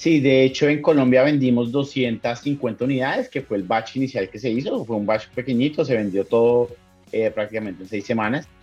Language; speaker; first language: Spanish; native; Spanish